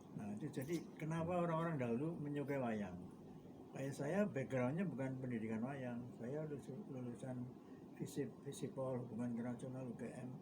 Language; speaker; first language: Indonesian; native; Indonesian